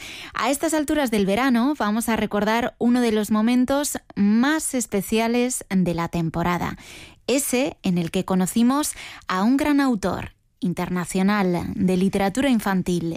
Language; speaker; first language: Spanish; native; Spanish